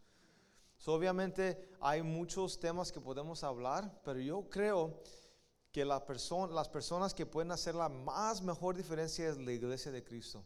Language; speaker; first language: Spanish; early bilingual, heritage; Spanish